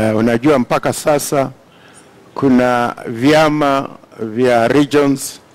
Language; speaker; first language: Swahili; non-native, local second language; Luyia